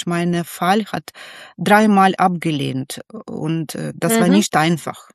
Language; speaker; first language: German; non-native, learner; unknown